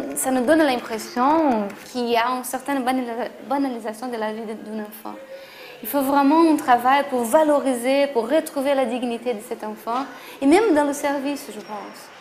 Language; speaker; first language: French; non-native, fluent; Portuguese